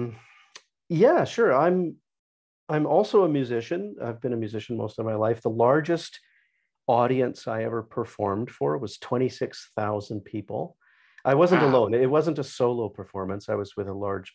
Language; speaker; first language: English; native; English